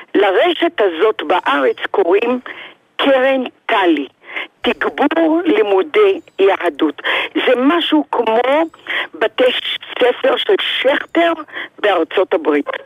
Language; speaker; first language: Hebrew; early bilingual, other home language; Arabic